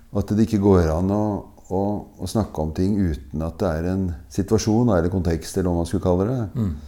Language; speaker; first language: Norwegian; native; Norwegian